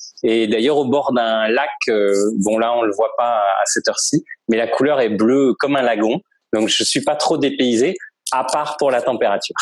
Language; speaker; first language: French; native; French